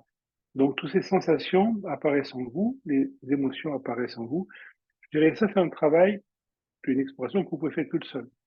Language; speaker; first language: French; native; French